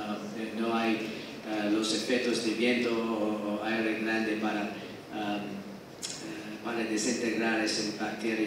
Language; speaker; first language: Spanish; non-native, fluent; English